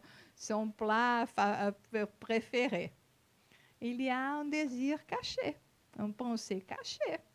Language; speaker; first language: French; non-native, fluent; Portuguese